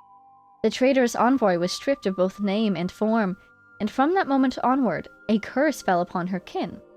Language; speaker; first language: English; native; English